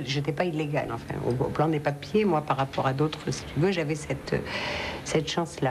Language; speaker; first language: French; non-native, local second language; Arabic